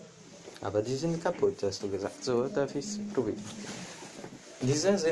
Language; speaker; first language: German; non-native, learner; Italian